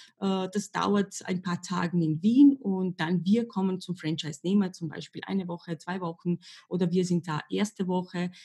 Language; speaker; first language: German; non-native, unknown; Slovenian